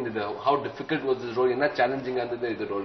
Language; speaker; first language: Tamil; native; Tamil